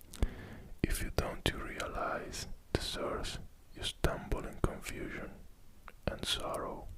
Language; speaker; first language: English; non-native, fluent; Italian